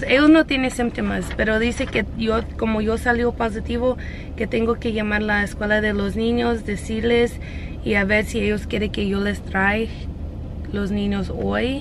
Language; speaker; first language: Spanish; early bilingual, heritage; Spanish